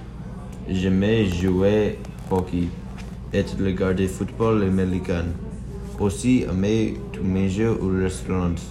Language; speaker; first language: French; non-native, learner; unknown